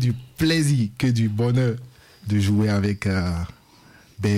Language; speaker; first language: French; non-native, local second language; Fon